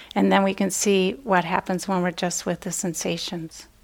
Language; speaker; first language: English; native; English